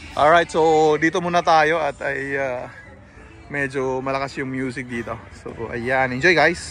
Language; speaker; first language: Filipino; non-native, local second language; Cebuano